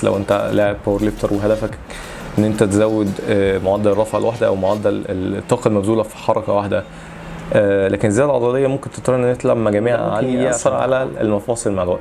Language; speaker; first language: Arabic; native; Arabic